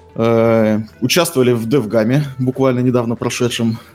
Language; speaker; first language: Russian; native; Russian